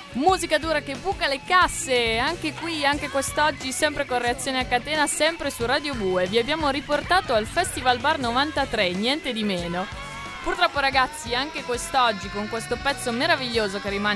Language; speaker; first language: Italian; native; Italian